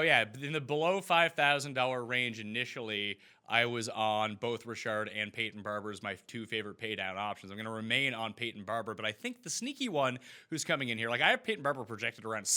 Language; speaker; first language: English; native; English